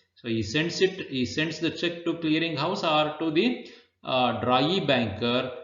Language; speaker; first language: English; non-native, local second language; Kannada